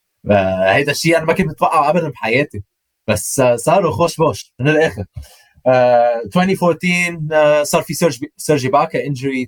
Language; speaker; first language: Arabic; early bilingual, heritage; Arabic